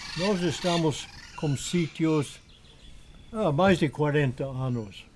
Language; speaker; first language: Portuguese; non-native, fluent; English